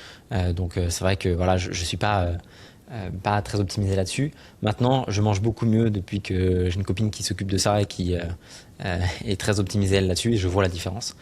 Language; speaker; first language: French; native; French